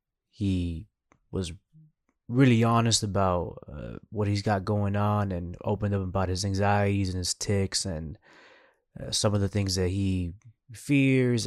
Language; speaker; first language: English; early bilingual, other home language; Spanish